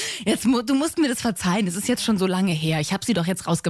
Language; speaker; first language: German; native; German